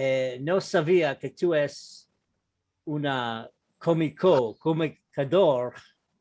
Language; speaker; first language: Spanish; non-native, learner; English